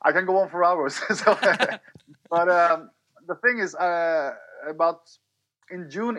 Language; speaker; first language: English; non-native, fluent; Norwegian